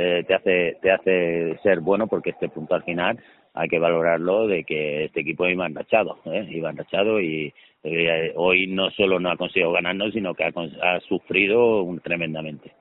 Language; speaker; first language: Spanish; native; Spanish